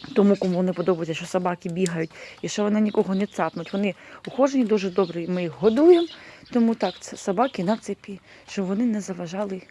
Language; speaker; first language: Ukrainian; non-native, local second language; Russian